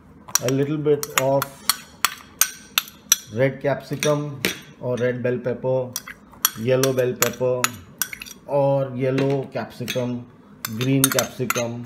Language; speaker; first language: English; non-native, local second language; Hindi